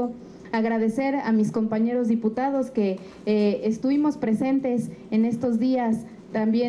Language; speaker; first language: Spanish; native; Spanish